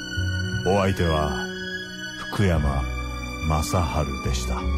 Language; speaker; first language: Japanese; native; Japanese